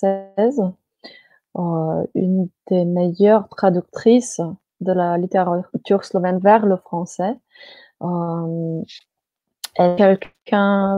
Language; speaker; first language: French; non-native, fluent; Slovenian